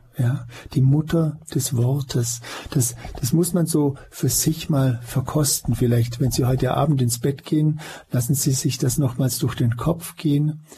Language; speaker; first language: German; native; German